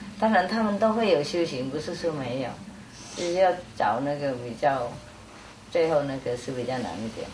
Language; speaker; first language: Chinese; non-native, fluent; Vietnamese